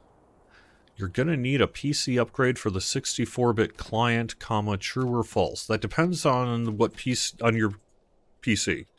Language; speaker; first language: English; native; English